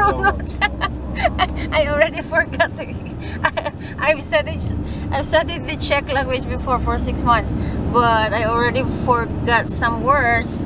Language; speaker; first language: English; non-native, local second language; Cebuano